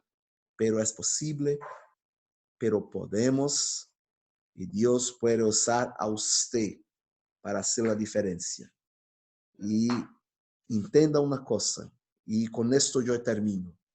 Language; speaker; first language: Spanish; non-native, fluent; Portuguese